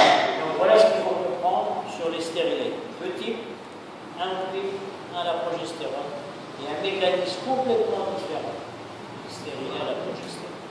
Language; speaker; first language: French; native; French